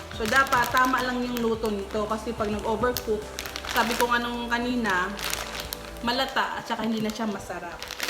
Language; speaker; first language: Filipino; non-native, local second language; Cebuano